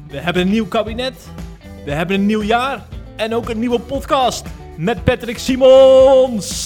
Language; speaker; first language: Dutch; native; Dutch